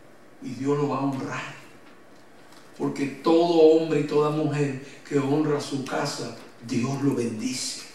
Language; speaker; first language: Spanish; native; Spanish